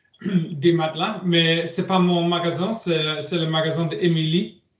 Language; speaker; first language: French; non-native, learner; English